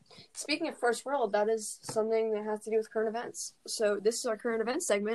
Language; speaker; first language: English; native; English